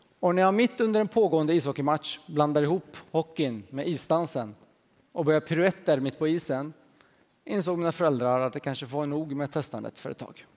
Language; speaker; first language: Swedish; early bilingual, other home language; Persian